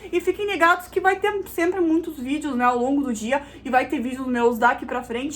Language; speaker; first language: Portuguese; native; Portuguese